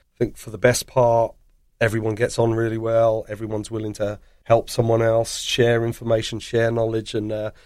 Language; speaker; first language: English; native; English